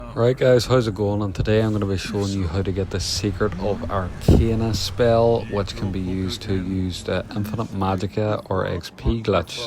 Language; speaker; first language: English; native; English